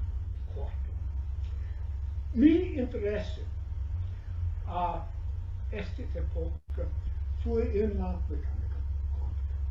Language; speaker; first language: Spanish; non-native, learner; English